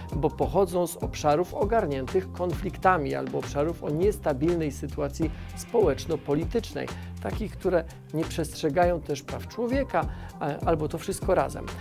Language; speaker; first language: Polish; native; Polish